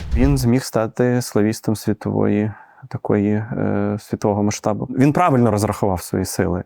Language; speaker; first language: Ukrainian; native; Ukrainian